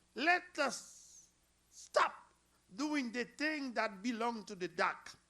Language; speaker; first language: English; non-native, learner; Haitian Creole